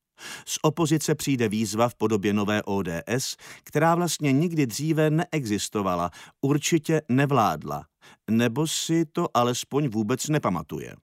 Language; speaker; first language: Czech; native; Czech